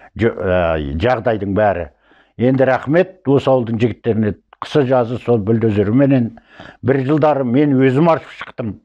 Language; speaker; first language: Kazakh; native; Kazakh